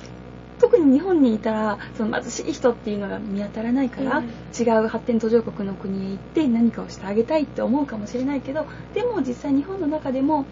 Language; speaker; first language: Japanese; native; Japanese